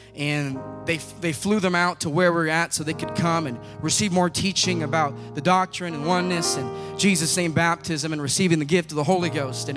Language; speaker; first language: English; native; English